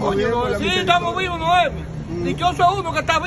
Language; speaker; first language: Spanish; native; Spanish